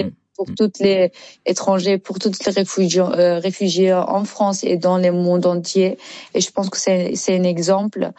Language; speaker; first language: French; non-native, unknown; Persian